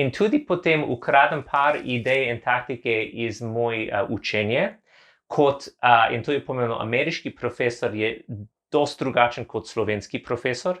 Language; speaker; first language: Slovenian; non-native, learner; English